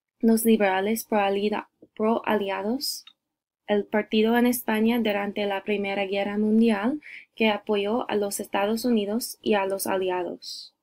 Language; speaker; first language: Spanish; non-native, learner; English